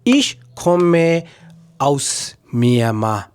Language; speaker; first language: German; non-native, fluent; Burmese